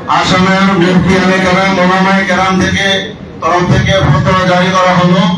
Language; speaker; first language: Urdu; non-native, local second language; Bangla